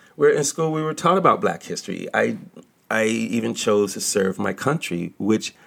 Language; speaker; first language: English; native; English